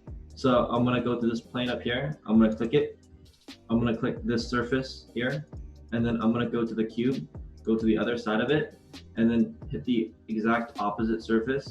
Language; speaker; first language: English; native; English